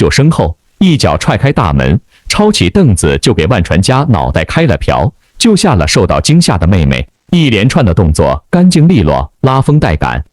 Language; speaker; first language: Chinese; native; Chinese